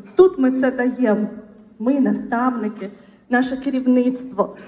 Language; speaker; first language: Ukrainian; non-native, local second language; Russian